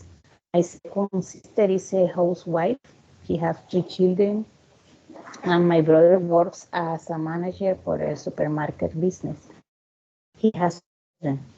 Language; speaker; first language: English; non-native, learner; Spanish